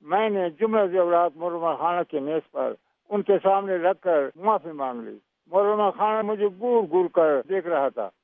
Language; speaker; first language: Urdu; non-native, local second language; Pashto